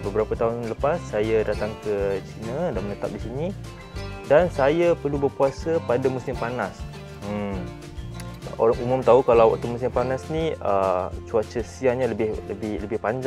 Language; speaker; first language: Malay; native; Malay